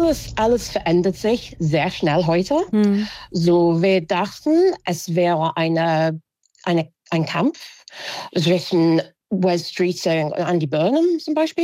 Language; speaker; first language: German; non-native, fluent; English